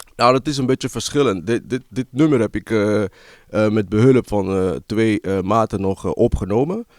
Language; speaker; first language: Dutch; early bilingual, other home language; Lingala